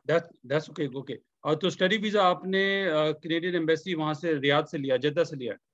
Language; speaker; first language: Hindi; non-native, local second language; Punjabi